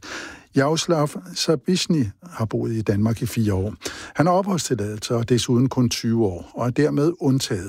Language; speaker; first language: Danish; native; Danish